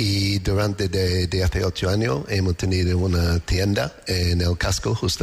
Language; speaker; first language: Spanish; non-native, learner; English